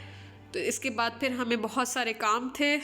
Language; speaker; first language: Hindi; native; Hindi